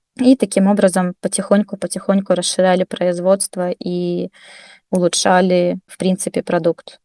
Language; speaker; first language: Russian; native; Russian